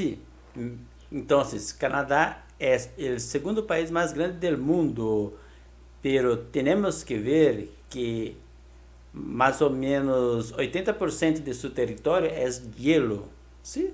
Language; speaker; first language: Spanish; non-native, learner; Portuguese